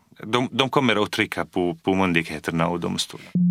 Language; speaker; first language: Swedish; non-native, fluent; Arabic